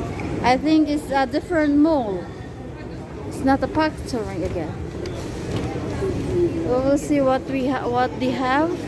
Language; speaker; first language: English; non-native, fluent; Filipino